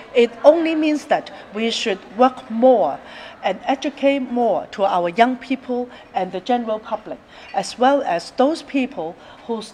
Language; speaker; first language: English; non-native, local second language; Cantonese